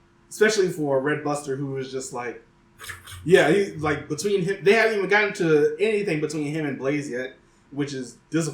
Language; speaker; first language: English; native; English